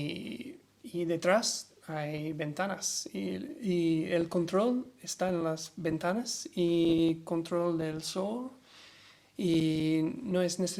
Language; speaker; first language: Spanish; non-native, learner; English